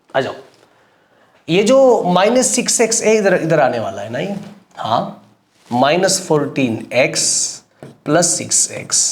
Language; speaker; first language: Hindi; non-native, local second language; Marathi